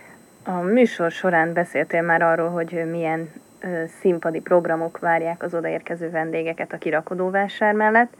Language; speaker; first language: Hungarian; native; Hungarian